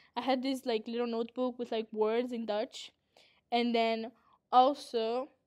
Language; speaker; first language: English; non-native, fluent; Portuguese